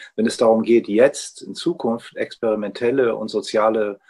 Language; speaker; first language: German; early bilingual, heritage; Greek